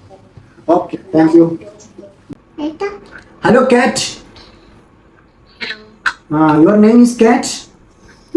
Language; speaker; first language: English; non-native, local second language; Malayalam